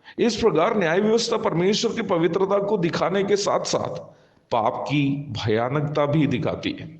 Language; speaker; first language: Hindi; non-native, local second language; Malayalam